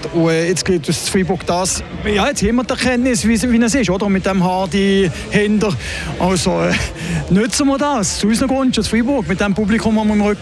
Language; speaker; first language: German; native; German